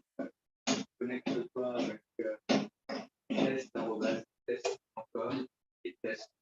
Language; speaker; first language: French; native; French